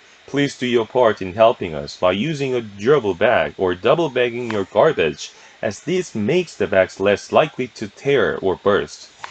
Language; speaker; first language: English; non-native, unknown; Korean